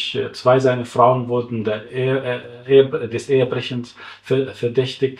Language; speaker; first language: German; non-native, fluent; Arabic